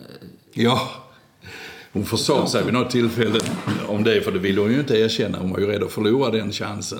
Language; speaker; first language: Swedish; native; Swedish